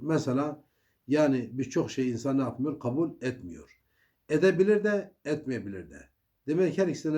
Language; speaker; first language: Turkish; native; Turkish